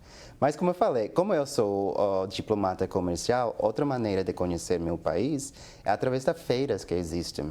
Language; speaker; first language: Portuguese; non-native, fluent; English